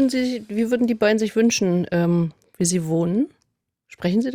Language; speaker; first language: German; native; German